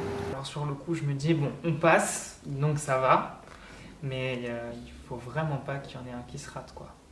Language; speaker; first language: French; native; French